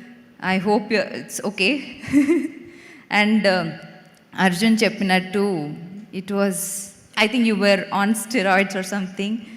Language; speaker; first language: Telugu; non-native, local second language; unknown